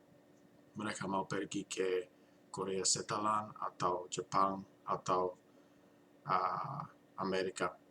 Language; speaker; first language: Indonesian; non-native, learner; English